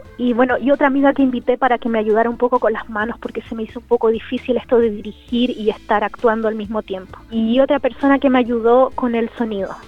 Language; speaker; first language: Spanish; native; Spanish